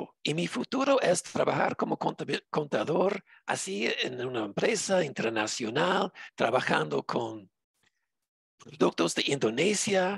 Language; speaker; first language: Spanish; non-native, fluent; English